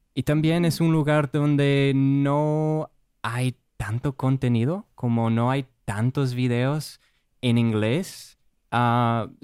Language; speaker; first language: Spanish; non-native, fluent; English